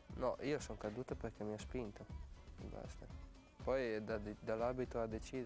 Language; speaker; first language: Italian; non-native, fluent; Dutch